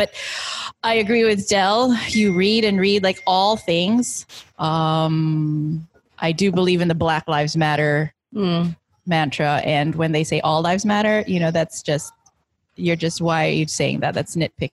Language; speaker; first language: English; native; English